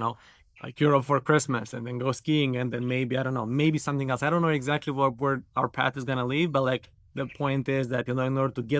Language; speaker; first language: English; non-native, fluent; Romanian